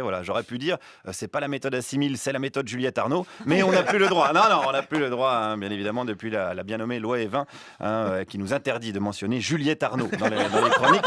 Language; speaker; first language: French; native; French